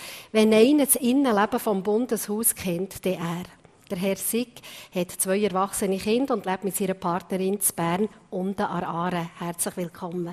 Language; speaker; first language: German; native; German